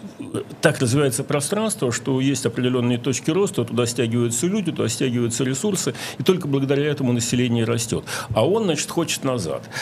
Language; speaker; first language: Russian; native; Russian